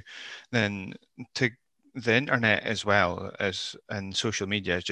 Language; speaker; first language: English; native; English